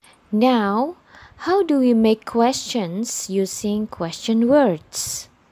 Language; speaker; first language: English; non-native, fluent; Indonesian